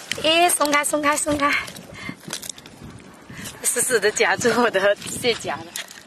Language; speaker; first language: Chinese; native; Chinese